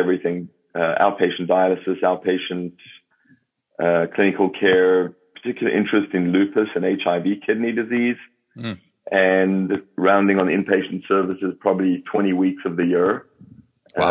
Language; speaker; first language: English; native; English